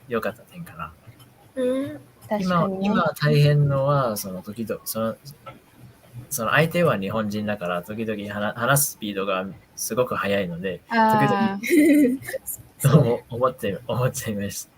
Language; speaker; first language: Japanese; non-native, fluent; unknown